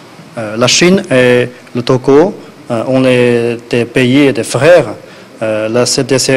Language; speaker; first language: French; non-native, fluent; Chinese